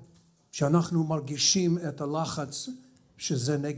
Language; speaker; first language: Hebrew; non-native, fluent; English